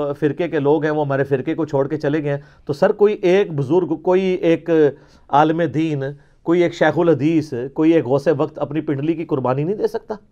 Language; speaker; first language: Urdu; non-native, local second language; Punjabi